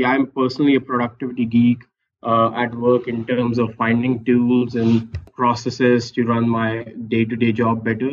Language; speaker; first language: English; non-native, local second language; Hindi